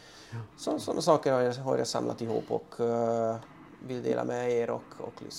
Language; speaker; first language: Swedish; non-native, fluent; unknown